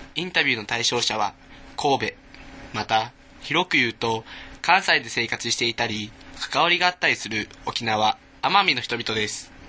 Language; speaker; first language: Japanese; native; Japanese